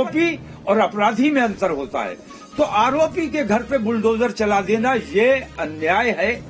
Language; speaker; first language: Hindi; native; Hindi